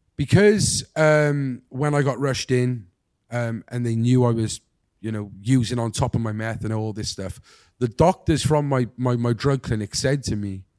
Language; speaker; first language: English; native; English